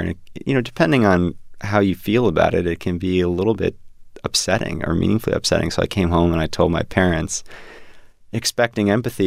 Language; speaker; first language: English; native; English